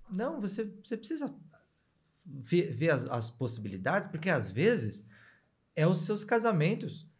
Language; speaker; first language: Portuguese; native; Portuguese